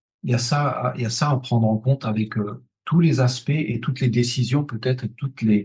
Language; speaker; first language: French; native; French